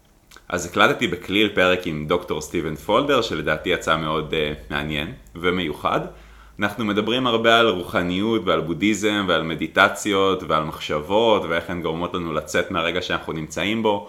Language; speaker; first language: Hebrew; native; Hebrew